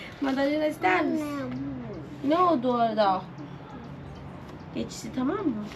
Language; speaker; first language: Turkish; non-native, fluent; Portuguese